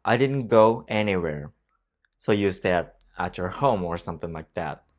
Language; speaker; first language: English; non-native, fluent; Japanese